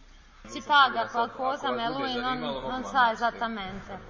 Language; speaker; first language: Italian; non-native, learner; Bosnian